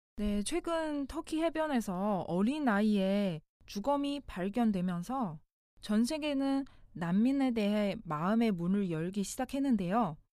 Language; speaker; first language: Korean; non-native, fluent; Chinese